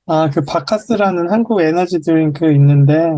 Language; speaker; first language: Korean; native; Korean